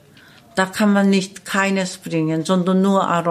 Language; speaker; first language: German; non-native, learner; Korean